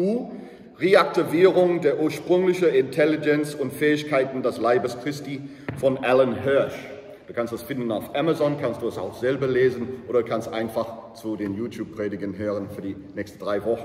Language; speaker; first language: German; non-native, learner; English